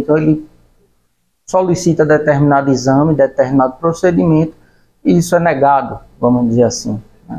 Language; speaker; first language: Portuguese; native; Portuguese